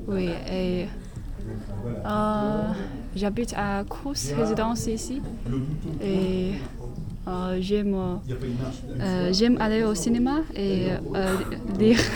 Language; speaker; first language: French; non-native, learner; Chinese